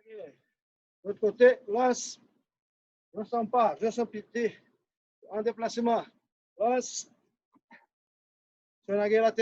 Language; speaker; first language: French; non-native, fluent; Portuguese